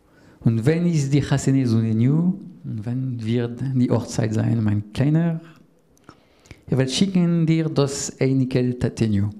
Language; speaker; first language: German; non-native, learner; French